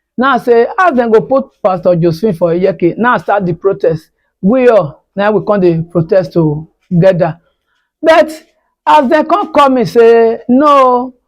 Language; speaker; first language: Nigerian Pidgin; non-native, local second language; Bini